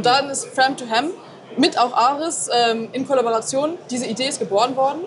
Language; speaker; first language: German; native; German